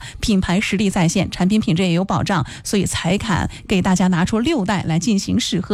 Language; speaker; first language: Chinese; native; Chinese